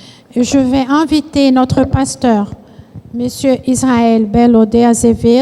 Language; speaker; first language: French; non-native, fluent; Portuguese